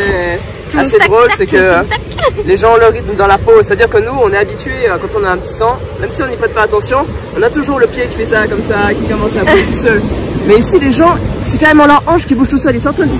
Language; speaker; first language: French; native; French